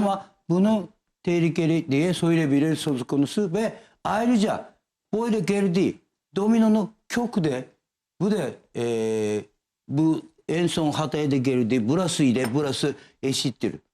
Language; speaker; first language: Turkish; non-native, learner; Japanese